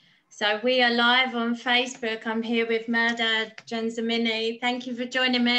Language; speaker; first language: English; native; English